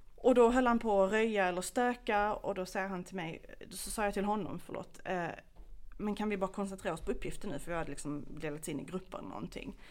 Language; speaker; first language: Swedish; early bilingual, other home language; Bosnian